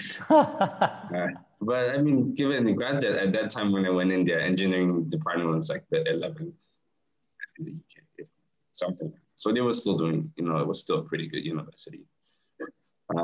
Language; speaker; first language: English; non-native, local second language; Chinese